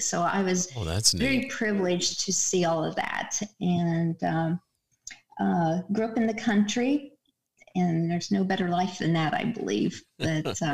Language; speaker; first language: English; native; English